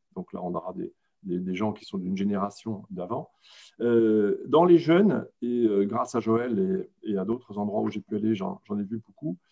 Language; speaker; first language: French; native; French